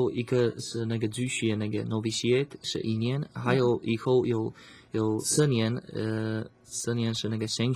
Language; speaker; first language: Chinese; non-native, learner; Slovak